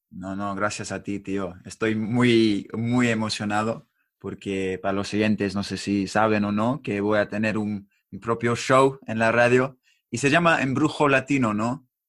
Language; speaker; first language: Spanish; non-native, learner; English